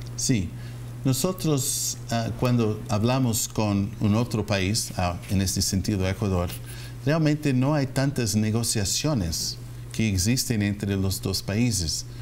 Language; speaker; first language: Spanish; non-native, fluent; English